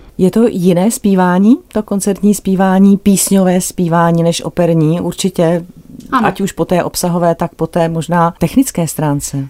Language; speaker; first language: Czech; native; Czech